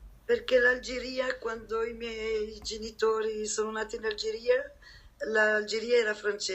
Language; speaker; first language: Italian; non-native, fluent; French